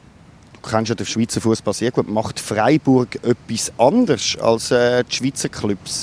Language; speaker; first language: German; native; German